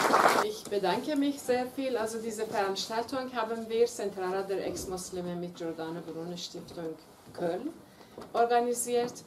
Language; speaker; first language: German; non-native, fluent; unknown